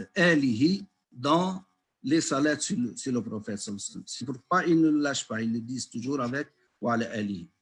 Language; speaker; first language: French; non-native, local second language; Arabic